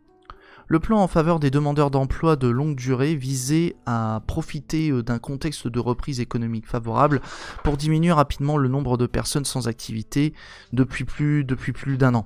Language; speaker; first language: French; native; French